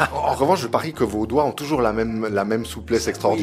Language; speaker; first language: French; native; French